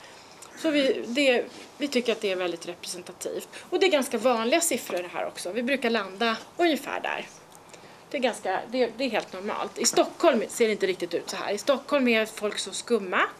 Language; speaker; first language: Swedish; native; Swedish